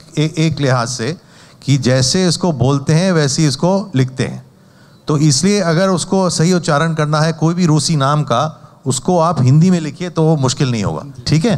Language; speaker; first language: Hindi; native; Hindi